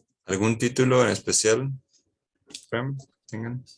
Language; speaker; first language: Spanish; native; Spanish